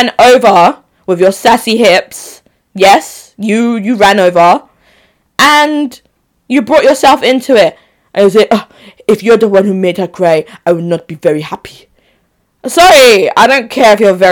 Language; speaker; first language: English; non-native, local second language; Igbo